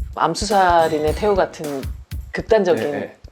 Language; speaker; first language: Korean; native; Korean